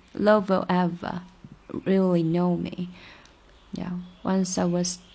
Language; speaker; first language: English; non-native, fluent; Chinese